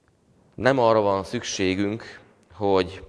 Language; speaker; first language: Hungarian; native; Hungarian